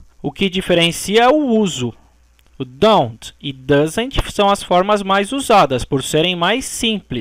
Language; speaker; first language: Portuguese; native; Portuguese